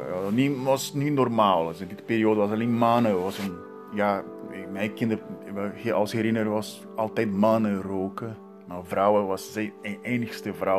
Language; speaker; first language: Dutch; non-native, learner; Portuguese